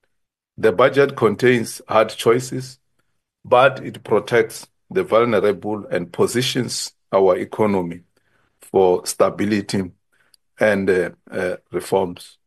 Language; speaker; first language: English; non-native, local second language; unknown